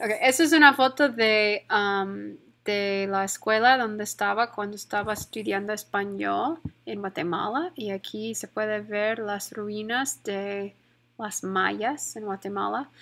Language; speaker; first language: Spanish; non-native, fluent; English